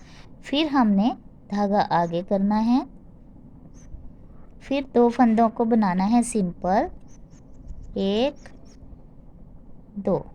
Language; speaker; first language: Hindi; non-native, local second language; Punjabi